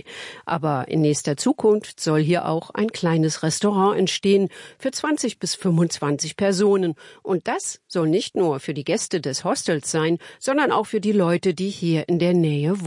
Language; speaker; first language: German; native; German